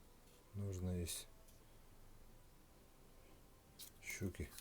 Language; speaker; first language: Russian; native; Russian